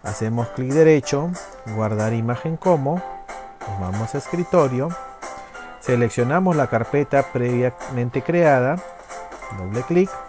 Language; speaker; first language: Spanish; native; Spanish